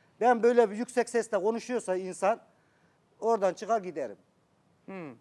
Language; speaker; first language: Turkish; native; Turkish